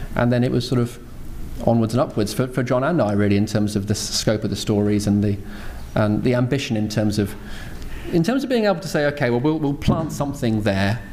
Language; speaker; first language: English; native; English